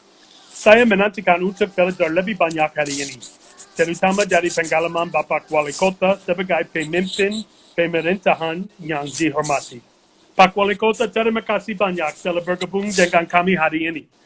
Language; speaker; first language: Indonesian; non-native, fluent; English